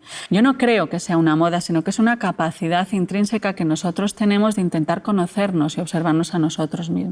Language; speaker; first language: Spanish; native; Spanish